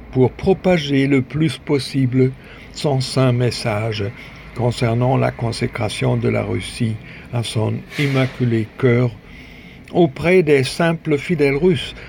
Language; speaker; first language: French; native; French